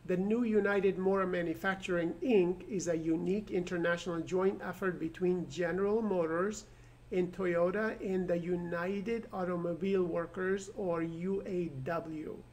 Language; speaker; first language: English; non-native, fluent; Persian